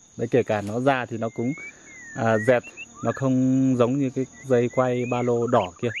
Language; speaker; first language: Vietnamese; non-native, local second language; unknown